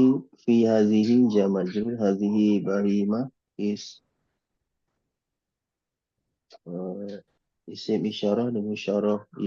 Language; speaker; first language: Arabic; non-native, learner; Malay